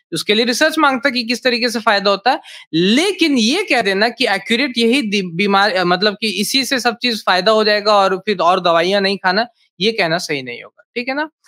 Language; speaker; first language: Hindi; native; Hindi